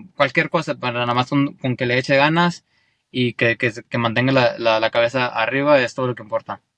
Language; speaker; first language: Spanish; early bilingual, heritage; Spanish